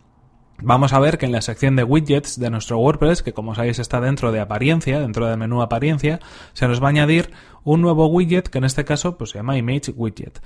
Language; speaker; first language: Spanish; native; Spanish